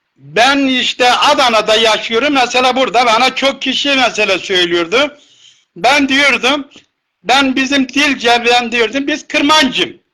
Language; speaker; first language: Turkish; non-native, local second language; Zaza